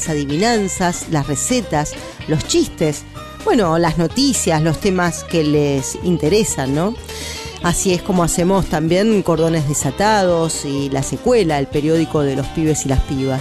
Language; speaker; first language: Spanish; native; Spanish